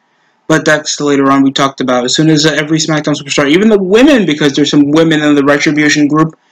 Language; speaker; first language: English; native; English